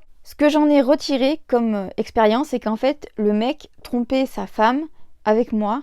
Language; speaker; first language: French; native; French